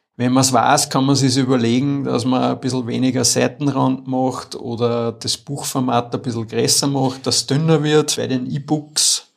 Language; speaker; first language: German; native; German